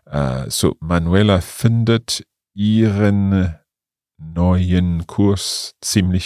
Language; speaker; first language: German; non-native, learner; English